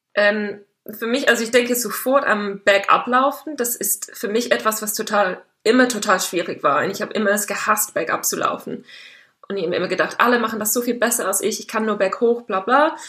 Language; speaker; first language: German; non-native, fluent; English